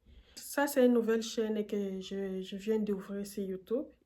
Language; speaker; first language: French; non-native, fluent; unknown